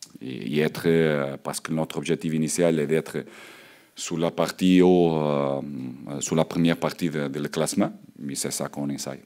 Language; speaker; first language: French; non-native, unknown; Portuguese